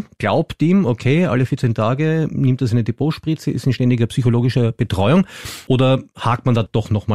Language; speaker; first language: German; native; German